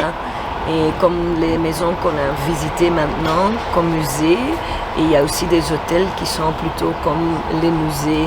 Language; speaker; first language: French; non-native, fluent; Swedish